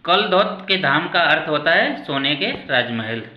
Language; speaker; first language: Hindi; non-native, local second language; Gujarati